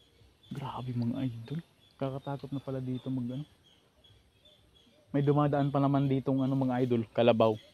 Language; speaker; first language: Filipino; native; Filipino